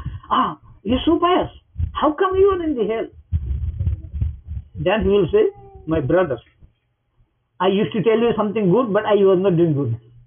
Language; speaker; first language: English; non-native, local second language; Bangla